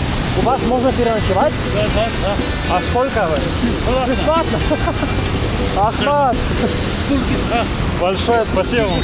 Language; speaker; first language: Russian; non-native, learner; Lithuanian